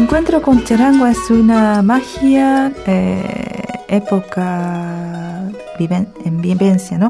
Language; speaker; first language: Spanish; early bilingual, other home language; Japanese